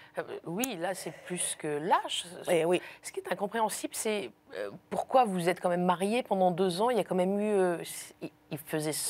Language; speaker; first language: French; native; French